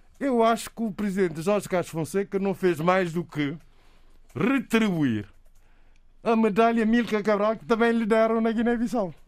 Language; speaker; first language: Portuguese; non-native, local second language; Kabuverdianu